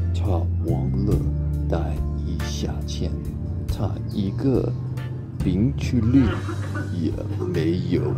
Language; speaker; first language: Chinese; non-native, learner; English